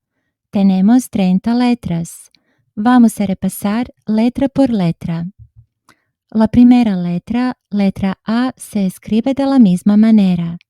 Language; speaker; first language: Spanish; non-native, fluent; Serbian